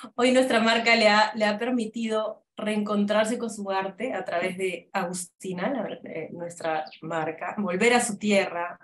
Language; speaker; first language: Spanish; native; Spanish